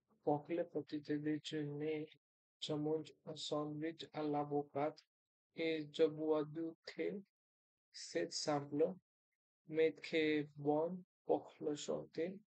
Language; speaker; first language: French; non-native, learner; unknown